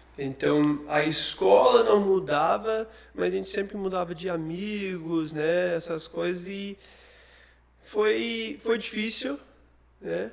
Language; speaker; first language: Portuguese; non-native, fluent; English